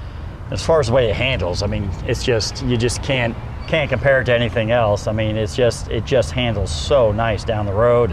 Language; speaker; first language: English; native; English